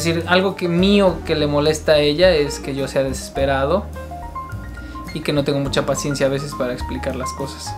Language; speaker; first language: Spanish; native; Spanish